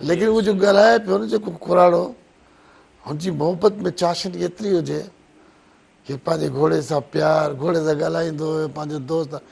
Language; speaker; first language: Sindhi; non-native, local second language; Brahui